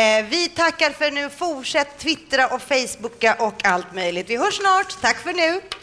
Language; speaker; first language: Swedish; native; Swedish